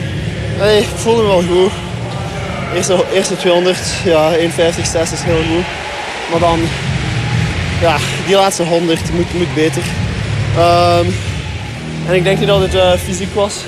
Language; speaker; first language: Dutch; non-native, local second language; French